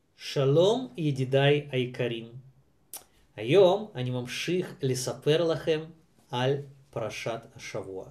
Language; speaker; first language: Hebrew; non-native, fluent; Russian